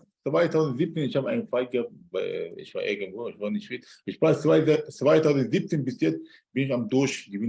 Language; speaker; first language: German; non-native, learner; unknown